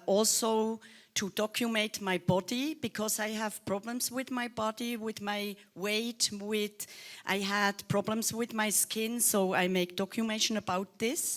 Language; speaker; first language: English; non-native, learner; Swiss German